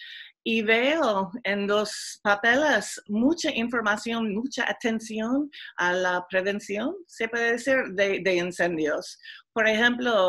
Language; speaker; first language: Spanish; non-native, fluent; English